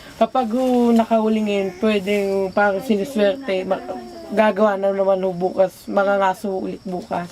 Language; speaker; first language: Filipino; native; Filipino